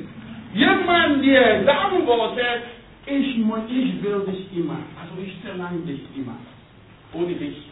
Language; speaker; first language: German; non-native, learner; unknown